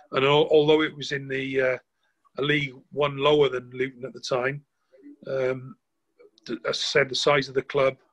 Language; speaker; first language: English; native; English